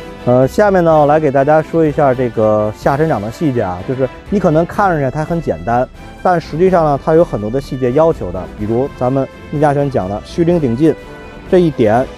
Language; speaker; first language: Chinese; native; Chinese